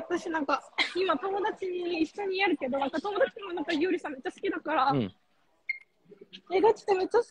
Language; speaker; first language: Japanese; non-native, learner; Korean